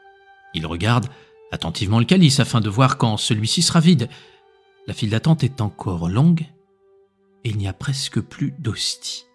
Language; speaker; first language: French; native; French